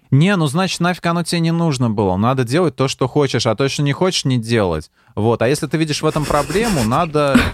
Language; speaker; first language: Russian; native; Russian